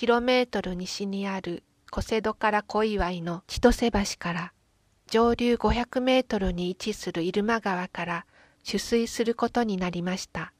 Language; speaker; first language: Japanese; native; Japanese